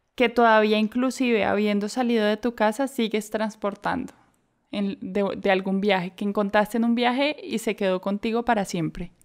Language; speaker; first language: Spanish; native; Spanish